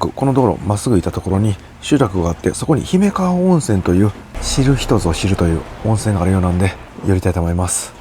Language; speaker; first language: Japanese; native; Japanese